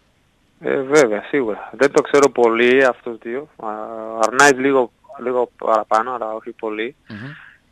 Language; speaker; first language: Greek; non-native, learner; Spanish